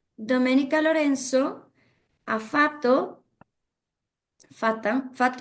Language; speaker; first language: Italian; non-native, learner; Spanish